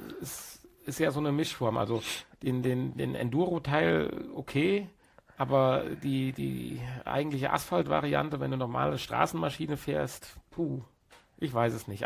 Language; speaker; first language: German; native; German